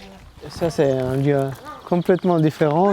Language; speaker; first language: French; non-native, learner; Italian